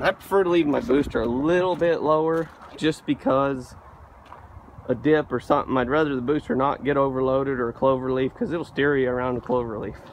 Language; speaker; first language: English; native; English